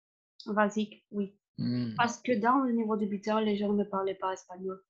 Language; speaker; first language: French; non-native, fluent; Spanish